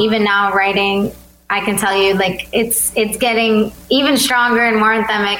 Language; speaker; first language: English; early bilingual, other home language; Albanian